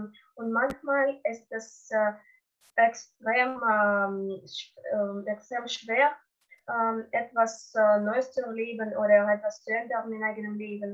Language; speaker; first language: German; non-native, learner; Russian